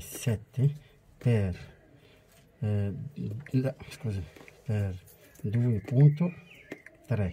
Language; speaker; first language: Italian; non-native, fluent; Arabic